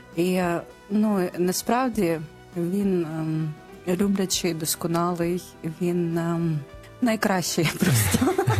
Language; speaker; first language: Ukrainian; non-native, local second language; Russian